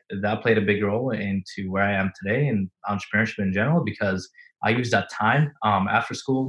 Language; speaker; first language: English; non-native, fluent; Russian